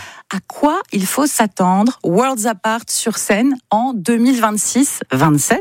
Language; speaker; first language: French; native; French